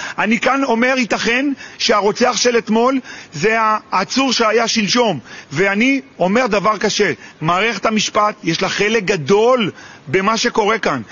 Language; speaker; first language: Hebrew; native; Hebrew